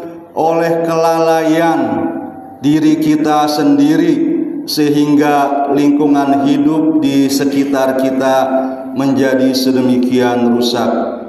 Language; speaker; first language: Indonesian; native; Indonesian